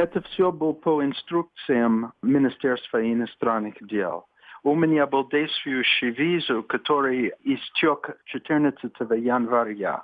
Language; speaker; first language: Russian; non-native, fluent; English